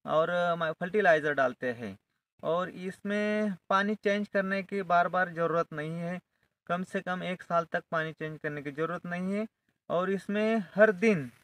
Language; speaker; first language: Hindi; non-native, local second language; Marathi